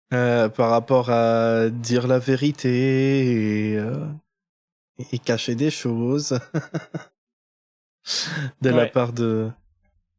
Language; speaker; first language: French; native; French